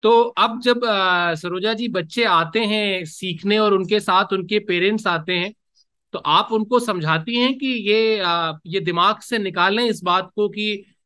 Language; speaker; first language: Hindi; native; Hindi